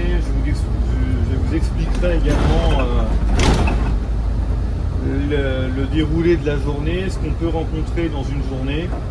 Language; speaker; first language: French; native; French